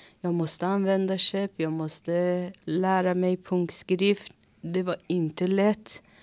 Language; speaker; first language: Swedish; non-native, fluent; Persian